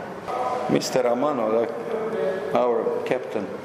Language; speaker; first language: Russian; non-native, learner; Croatian